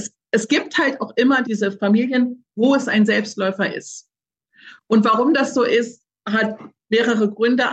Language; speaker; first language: German; native; German